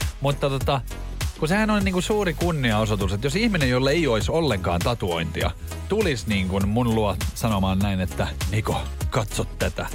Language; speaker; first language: Finnish; native; Finnish